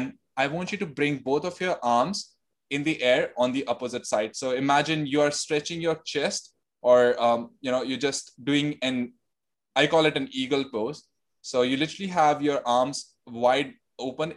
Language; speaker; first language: English; non-native, local second language; Hindi